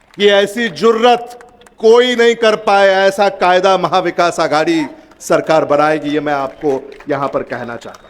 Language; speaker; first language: Hindi; non-native, local second language; Marathi